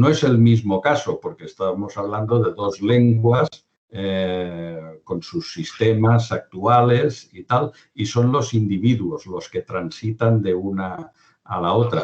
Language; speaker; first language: Spanish; non-native, local second language; Catalan